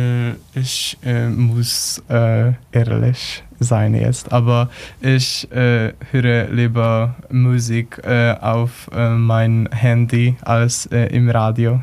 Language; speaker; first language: German; non-native, learner; Polish